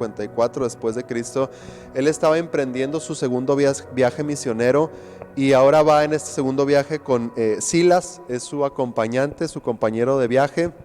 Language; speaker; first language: Spanish; native; Spanish